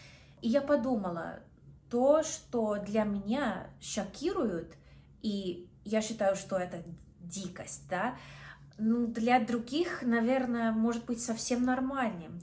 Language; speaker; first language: Russian; non-native, fluent; English